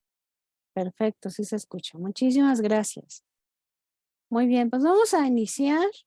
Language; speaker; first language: Spanish; native; Spanish